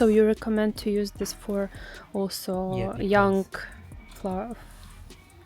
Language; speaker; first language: English; non-native, learner; Ukrainian